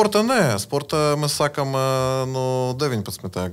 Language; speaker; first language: Latvian; non-native, learner; Russian